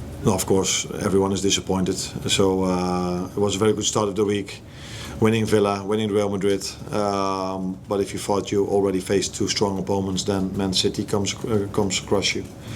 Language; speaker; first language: English; non-native, fluent; Dutch